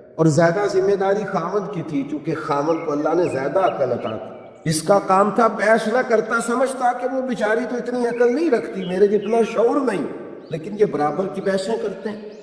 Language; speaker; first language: Urdu; non-native, local second language; Punjabi